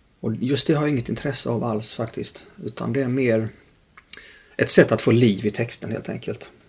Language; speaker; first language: Swedish; native; Swedish